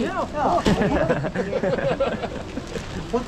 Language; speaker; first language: English; non-native, local second language; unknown